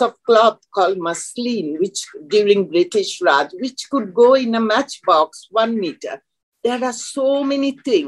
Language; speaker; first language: English; non-native, local second language; Bangla